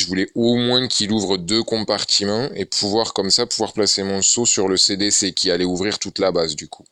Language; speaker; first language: French; native; French